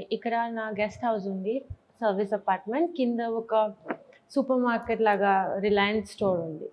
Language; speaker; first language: Telugu; non-native, fluent; Bangla